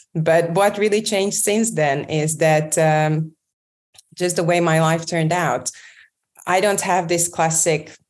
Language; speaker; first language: English; non-native, fluent; Hungarian